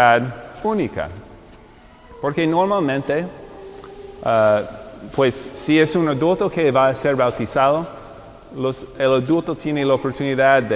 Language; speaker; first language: Spanish; non-native, fluent; English